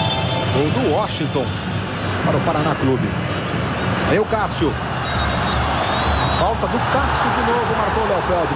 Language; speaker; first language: Portuguese; native; Portuguese